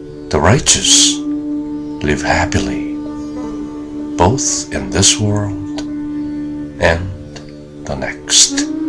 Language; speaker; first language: English; non-native, fluent; Korean